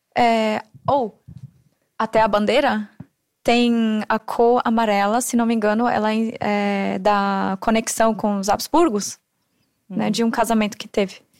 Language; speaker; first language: Portuguese; non-native, fluent; German